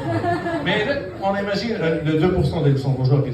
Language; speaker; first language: French; non-native, fluent; Arabic